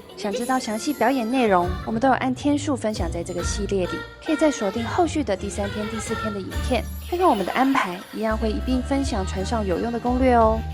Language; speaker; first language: Chinese; native; Chinese